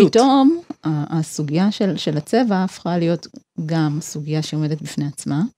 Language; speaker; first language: Hebrew; early bilingual, other home language; Amharic